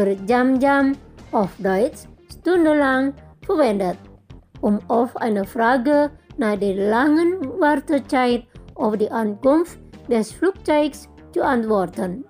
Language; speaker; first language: German; non-native, fluent; Indonesian